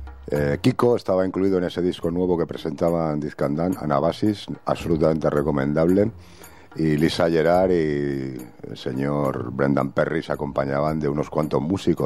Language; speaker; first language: Spanish; native; Spanish